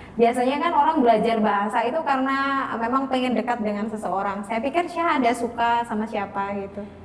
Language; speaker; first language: Indonesian; non-native, local second language; Javanese